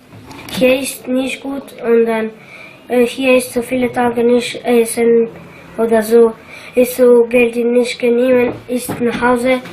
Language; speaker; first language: German; non-native, learner; Albanian